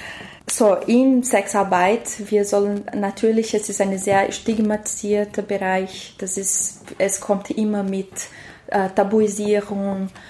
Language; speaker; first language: German; non-native, learner; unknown